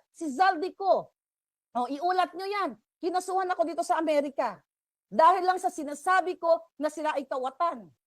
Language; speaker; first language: Filipino; native; Filipino